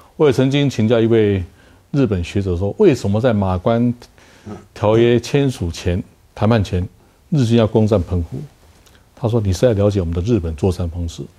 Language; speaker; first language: Chinese; native; Chinese